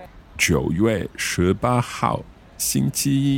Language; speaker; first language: Chinese; non-native, learner; English